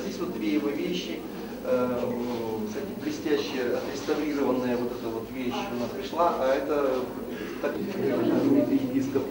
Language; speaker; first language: Russian; native; Russian